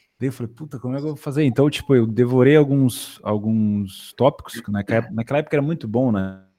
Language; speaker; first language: Portuguese; native; Portuguese